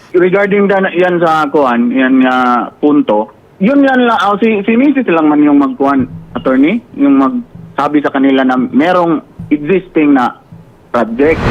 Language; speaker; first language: Filipino; native; Filipino